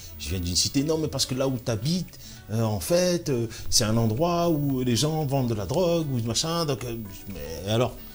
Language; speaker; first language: French; early bilingual, other home language; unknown